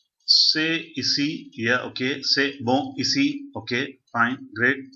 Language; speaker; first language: French; non-native, fluent; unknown